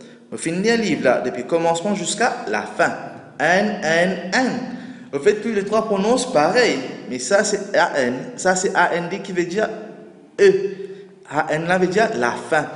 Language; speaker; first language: French; non-native, local second language; Morisyen